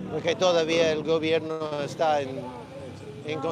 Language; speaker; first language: Spanish; non-native, learner; English